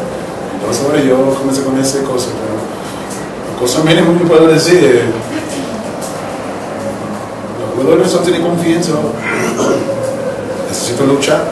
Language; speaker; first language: Spanish; non-native, learner; English